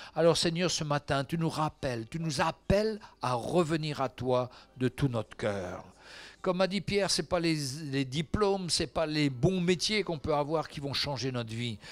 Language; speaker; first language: French; native; French